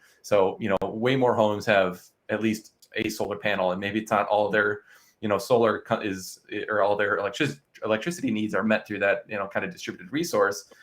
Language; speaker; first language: English; native; English